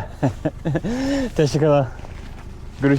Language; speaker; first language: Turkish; non-native, learner; English